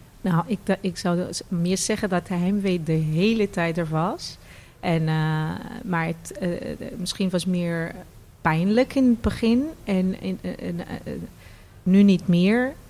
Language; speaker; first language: Dutch; non-native, fluent; Portuguese